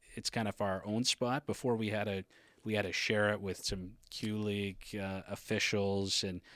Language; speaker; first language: English; native; English